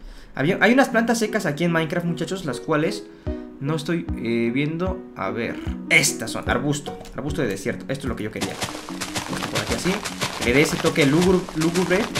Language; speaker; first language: Spanish; native; Spanish